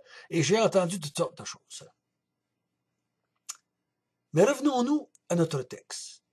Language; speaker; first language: French; native; French